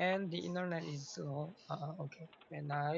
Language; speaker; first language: English; non-native, learner; Korean